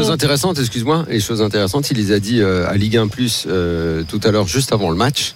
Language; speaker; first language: French; native; French